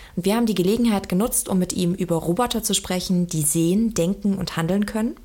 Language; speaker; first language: German; native; German